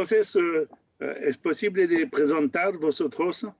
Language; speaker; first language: Spanish; non-native, learner; French